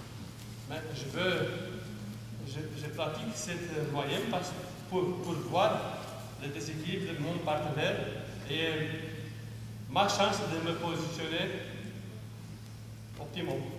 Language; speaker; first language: French; non-native, fluent; Romanian